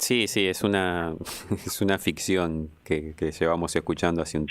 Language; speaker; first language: Spanish; native; Spanish